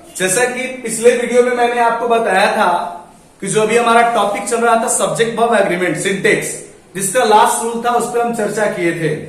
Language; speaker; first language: Hindi; native; Hindi